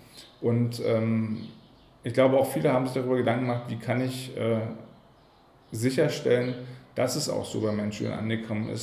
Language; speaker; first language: German; native; German